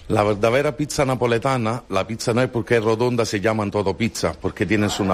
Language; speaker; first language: Spanish; non-native, fluent; Italian